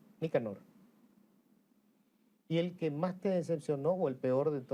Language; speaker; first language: Spanish; native; Spanish